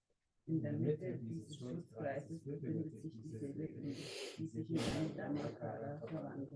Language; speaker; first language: German; native; German